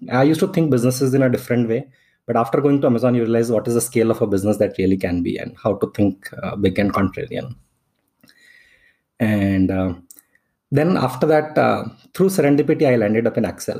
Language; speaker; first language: English; non-native, local second language; Hindi